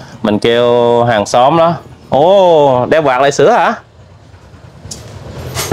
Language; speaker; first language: Vietnamese; native; Vietnamese